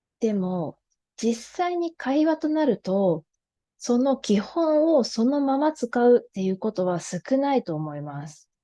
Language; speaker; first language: Japanese; native; Japanese